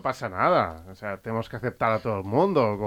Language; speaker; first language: Spanish; non-native, local second language; Catalan